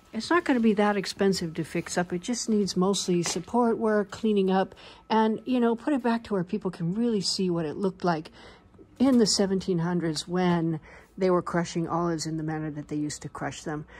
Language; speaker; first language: English; native; English